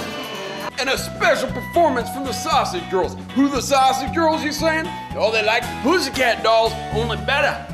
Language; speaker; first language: English; native; English